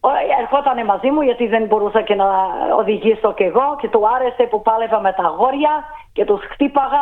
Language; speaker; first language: Greek; early bilingual, heritage; Greek